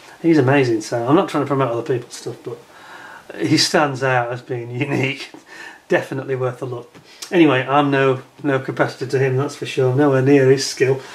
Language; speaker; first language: English; native; English